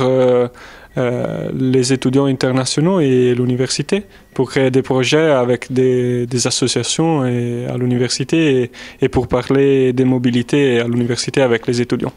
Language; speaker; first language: French; non-native, fluent; Italian